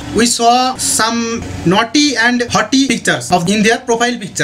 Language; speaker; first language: English; non-native, local second language; Hindi